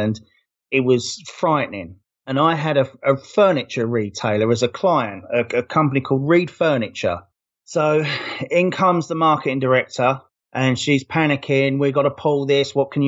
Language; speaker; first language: English; native; English